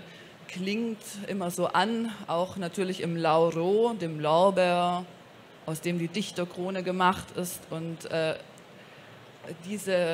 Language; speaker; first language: German; native; German